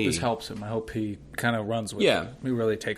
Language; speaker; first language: English; native; English